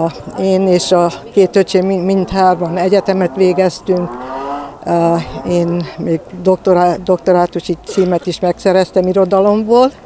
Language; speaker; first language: Hungarian; early bilingual, heritage; Hungarian